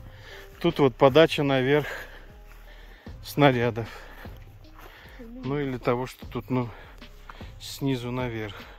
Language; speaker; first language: Russian; native; Russian